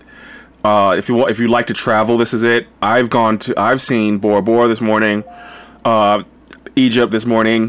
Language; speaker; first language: English; native; English